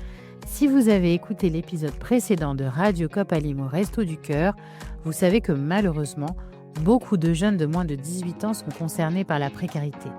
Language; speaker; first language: French; native; French